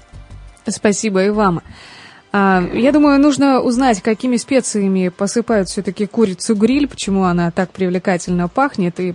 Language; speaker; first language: Russian; native; Russian